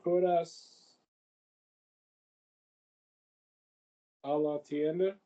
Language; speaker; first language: Spanish; non-native, learner; English